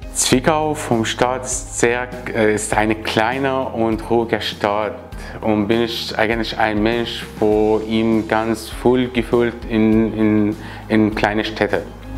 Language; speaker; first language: German; non-native, learner; Arabic